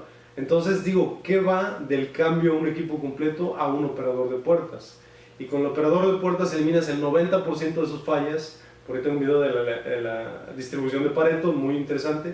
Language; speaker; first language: Spanish; native; Spanish